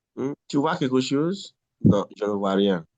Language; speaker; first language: French; non-native, fluent; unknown